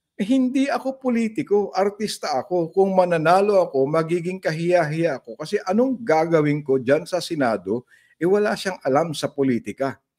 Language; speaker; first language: Filipino; non-native, local second language; Iloko